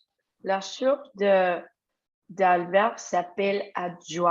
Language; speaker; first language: French; non-native, learner; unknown